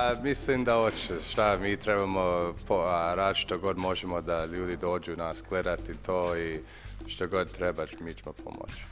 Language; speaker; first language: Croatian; early bilingual, heritage; English